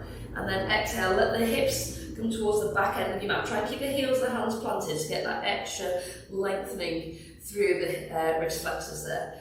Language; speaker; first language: English; native; English